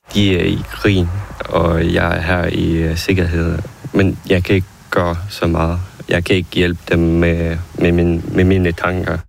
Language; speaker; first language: Danish; non-native, fluent; Ukrainian